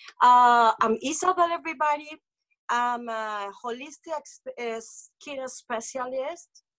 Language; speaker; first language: English; non-native, local second language; Spanish